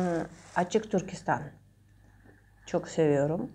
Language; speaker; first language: Turkish; non-native, fluent; Russian